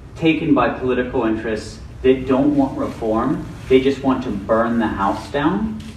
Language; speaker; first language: English; native; English